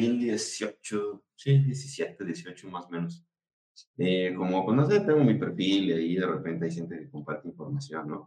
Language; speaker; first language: Spanish; native; Spanish